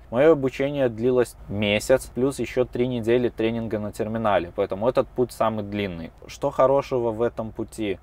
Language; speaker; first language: Russian; native; Russian